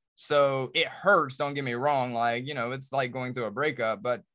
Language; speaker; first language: English; native; English